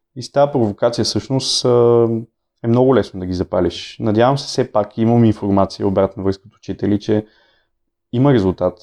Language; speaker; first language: Bulgarian; native; Bulgarian